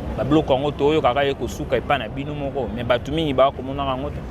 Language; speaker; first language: Lingala; non-native, local second language; Swahili